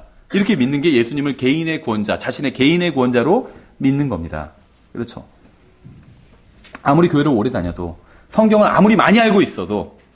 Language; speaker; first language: Korean; native; Korean